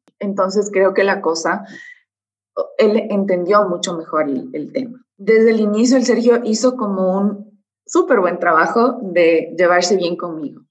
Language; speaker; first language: Spanish; native; Spanish